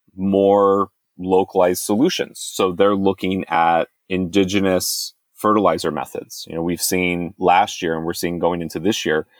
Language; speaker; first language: English; native; English